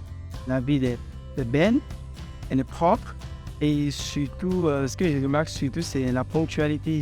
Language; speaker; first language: French; non-native, fluent; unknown